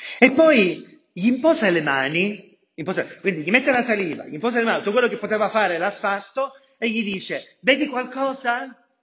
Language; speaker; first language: Italian; native; Italian